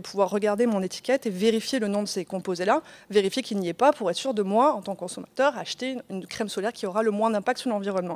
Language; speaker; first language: French; native; French